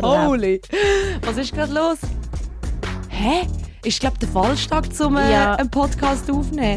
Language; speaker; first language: German; native; German